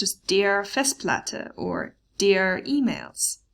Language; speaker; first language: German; non-native, fluent; English